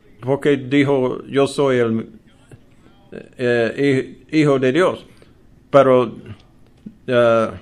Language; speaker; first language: Spanish; non-native, learner; English